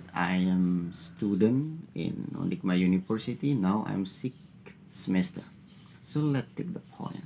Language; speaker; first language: English; non-native, learner; Indonesian